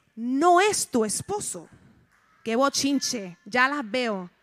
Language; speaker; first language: Spanish; early bilingual, heritage; Spanish